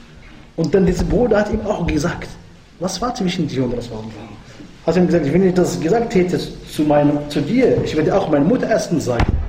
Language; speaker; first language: German; non-native, fluent; Arabic